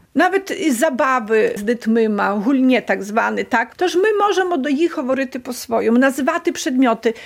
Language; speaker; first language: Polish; non-native, local second language; Belarusian